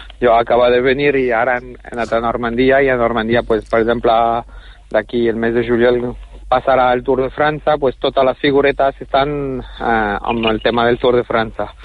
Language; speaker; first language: Catalan; non-native, fluent; French